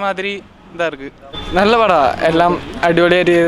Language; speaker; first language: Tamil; non-native, learner; Malayalam